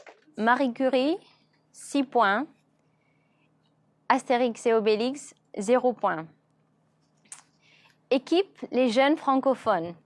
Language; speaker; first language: French; non-native, fluent; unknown